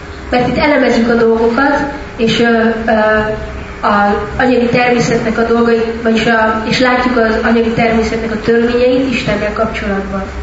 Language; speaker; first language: Hungarian; native; Hungarian